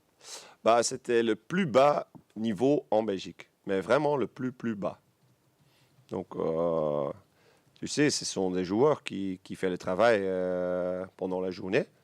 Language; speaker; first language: French; non-native, local second language; Dutch